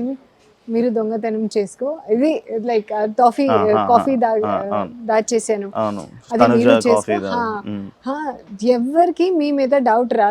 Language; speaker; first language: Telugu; non-native, learner; Hindi